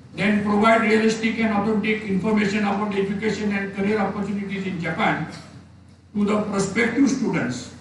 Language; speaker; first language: English; non-native, local second language; Marathi